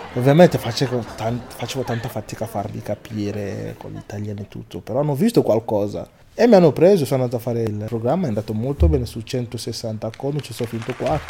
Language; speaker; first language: Italian; non-native, fluent; Lingala